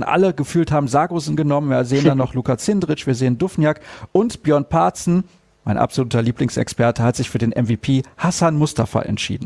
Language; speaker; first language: German; native; German